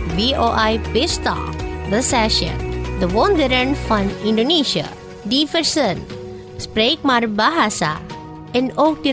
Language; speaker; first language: Dutch; non-native, fluent; Indonesian